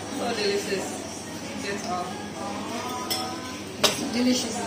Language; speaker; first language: English; non-native, local second language; Urdu